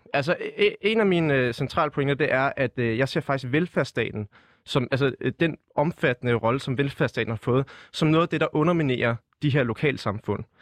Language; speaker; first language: Danish; native; Danish